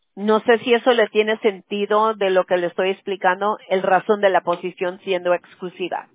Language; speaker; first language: Spanish; early bilingual, other home language; English